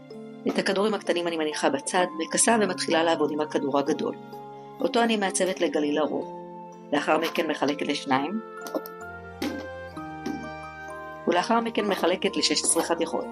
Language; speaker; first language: Hebrew; native; Hebrew